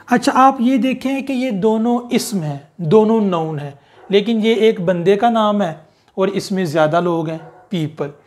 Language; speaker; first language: Urdu; native; Urdu